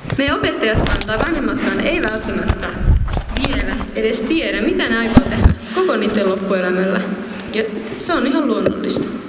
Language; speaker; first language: Finnish; native; Finnish